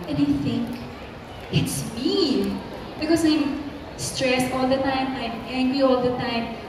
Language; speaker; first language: English; non-native, local second language; Filipino